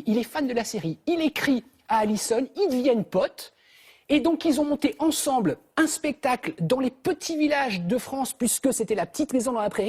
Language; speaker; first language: French; native; French